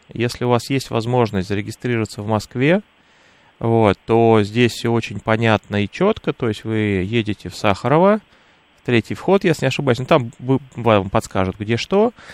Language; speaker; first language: Russian; native; Russian